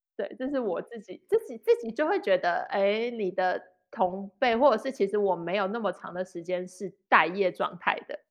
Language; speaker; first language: Chinese; native; Chinese